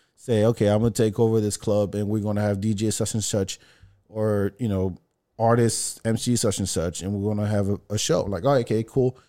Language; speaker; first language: English; non-native, fluent; French